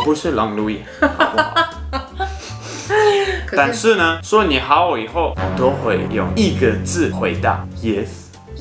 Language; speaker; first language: Chinese; non-native, fluent; French